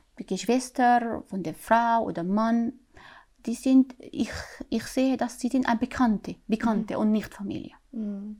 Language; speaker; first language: German; non-native, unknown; Arabic